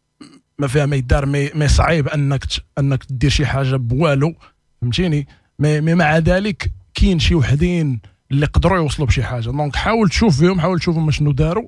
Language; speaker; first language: Arabic; native; Arabic